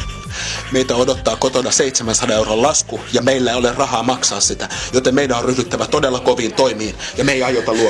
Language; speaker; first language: Finnish; native; Finnish